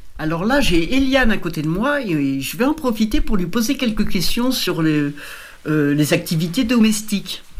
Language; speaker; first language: French; native; French